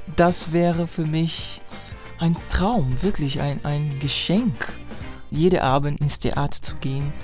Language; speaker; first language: German; non-native, fluent; Portuguese